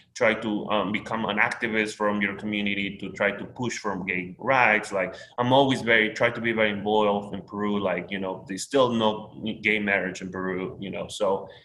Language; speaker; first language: English; non-native, fluent; Spanish